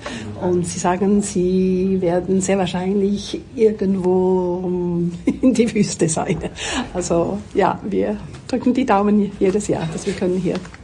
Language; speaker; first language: German; non-native, local second language; French